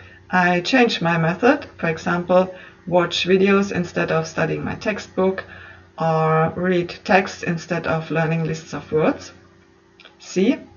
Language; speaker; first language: English; non-native, fluent; German